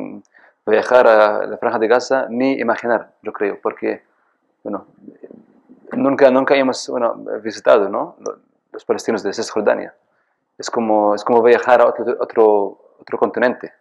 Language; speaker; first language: Spanish; non-native, fluent; Arabic